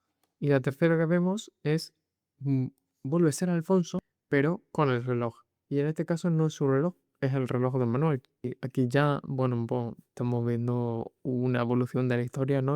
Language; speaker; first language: Spanish; native; Spanish